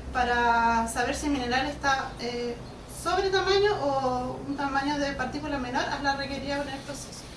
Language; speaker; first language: Spanish; native; Spanish